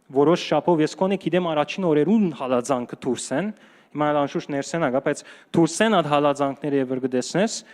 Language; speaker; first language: Armenian; early bilingual, heritage; Armenian